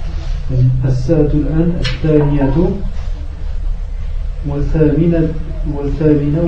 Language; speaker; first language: Arabic; non-native, learner; French